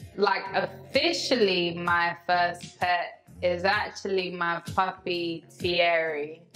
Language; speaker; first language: English; native; English